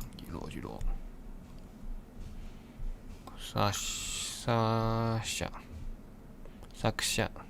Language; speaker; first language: Japanese; non-native, learner; English